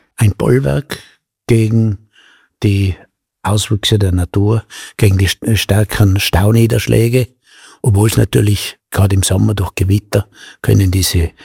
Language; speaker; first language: German; native; German